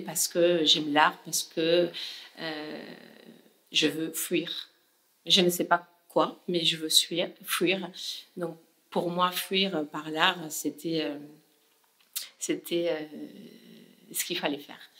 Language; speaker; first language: French; non-native, fluent; Spanish